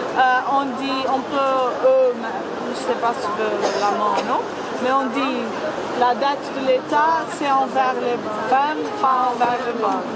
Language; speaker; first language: French; non-native, fluent; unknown